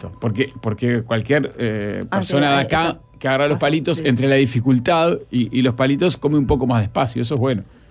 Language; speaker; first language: Spanish; native; Spanish